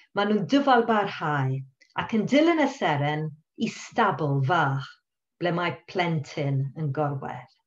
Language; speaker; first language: Welsh; non-native, local second language; English